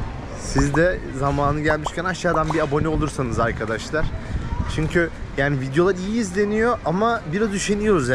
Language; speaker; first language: Turkish; native; Turkish